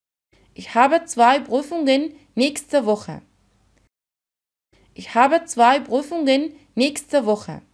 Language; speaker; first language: German; non-native, fluent; Arabic